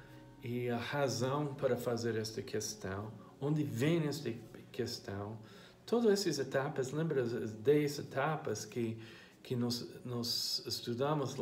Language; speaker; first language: Portuguese; non-native, fluent; English